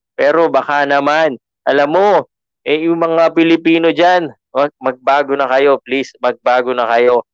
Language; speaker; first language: Filipino; native; Filipino